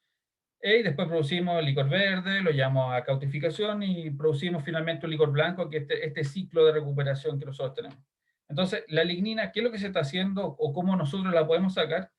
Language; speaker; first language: Spanish; native; Spanish